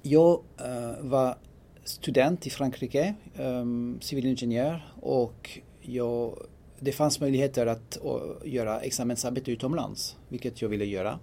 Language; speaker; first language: Swedish; non-native, fluent; French